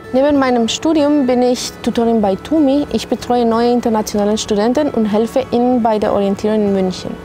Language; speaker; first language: German; non-native, fluent; Spanish